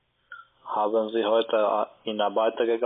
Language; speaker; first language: German; non-native, learner; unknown